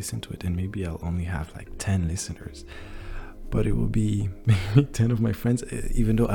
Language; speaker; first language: English; non-native, fluent; French